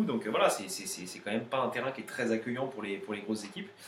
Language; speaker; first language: French; native; French